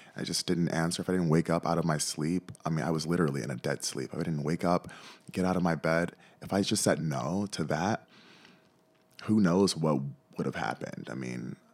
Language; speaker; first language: English; native; English